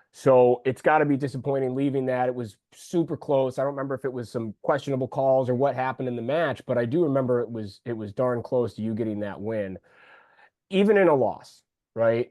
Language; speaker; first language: English; native; English